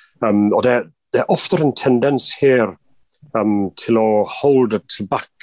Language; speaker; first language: Norwegian; non-native, fluent; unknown